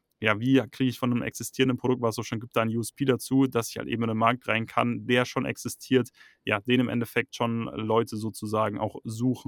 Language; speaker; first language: German; native; German